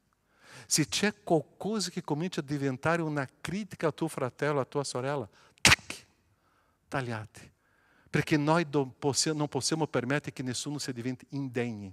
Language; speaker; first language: Italian; non-native, fluent; Portuguese